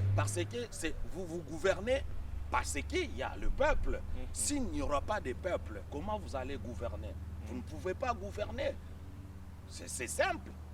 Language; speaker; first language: French; non-native, local second language; Lingala